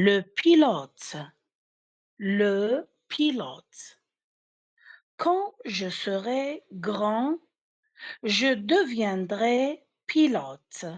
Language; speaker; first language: French; non-native, fluent; Arabic